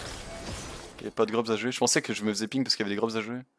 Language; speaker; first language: French; native; French